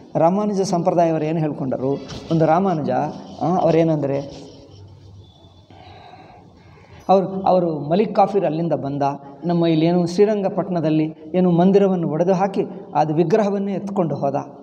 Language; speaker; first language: Kannada; non-native, fluent; Telugu